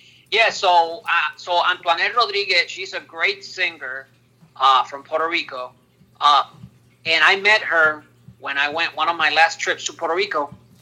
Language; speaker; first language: English; early bilingual, other home language; Spanish